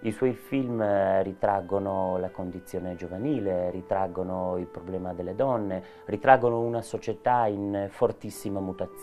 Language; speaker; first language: Italian; native; Italian